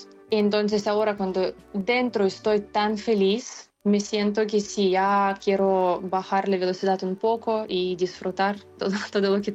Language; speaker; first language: Spanish; non-native, fluent; Ukrainian